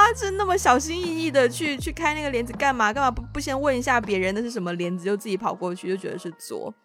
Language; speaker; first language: Chinese; native; Chinese